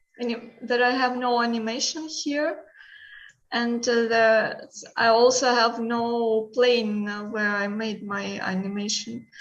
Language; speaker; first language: English; non-native, learner; Russian